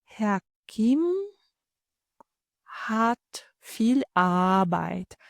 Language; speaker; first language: German; non-native, fluent; Ukrainian